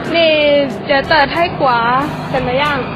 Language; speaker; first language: Chinese; non-native, learner; Thai